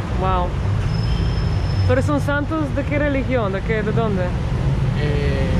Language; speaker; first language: Spanish; non-native, learner; Polish